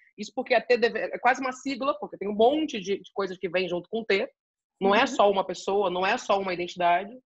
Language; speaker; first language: Portuguese; native; Portuguese